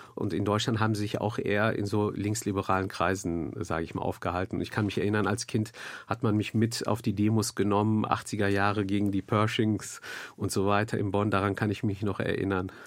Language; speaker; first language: German; early bilingual, other home language; Turkish